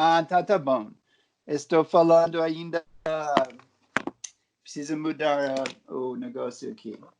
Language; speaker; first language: Portuguese; non-native, fluent; English